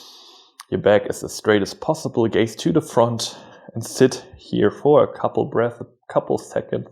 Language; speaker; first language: English; non-native, fluent; German